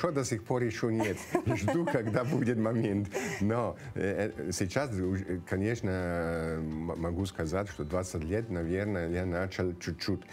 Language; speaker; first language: Russian; non-native, fluent; Italian